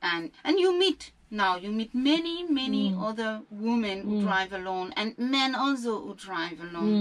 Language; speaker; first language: English; non-native, learner; French